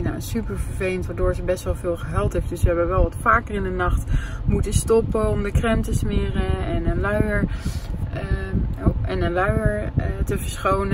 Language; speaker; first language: Dutch; native; Dutch